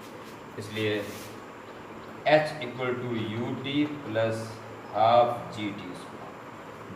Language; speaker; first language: Hindi; native; Hindi